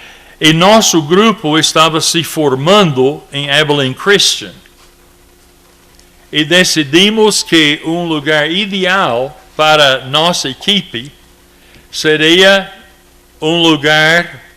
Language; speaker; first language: Portuguese; non-native, fluent; English